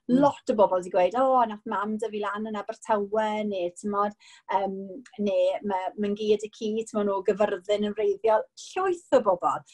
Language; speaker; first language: Welsh; non-native, local second language; English